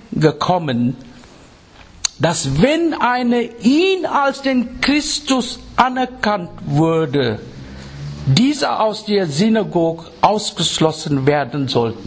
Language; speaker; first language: German; non-native, fluent; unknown